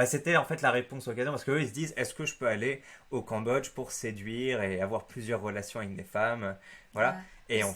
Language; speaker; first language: French; native; French